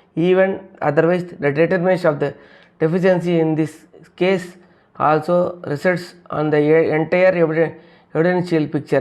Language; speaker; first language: English; non-native, local second language; Tamil